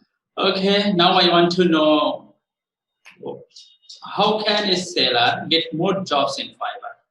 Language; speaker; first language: English; non-native, learner; Bangla